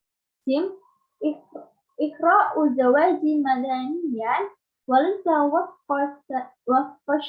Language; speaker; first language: Arabic; non-native, learner; Indonesian